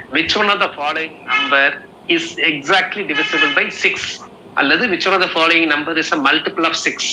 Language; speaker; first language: English; non-native, local second language; Tamil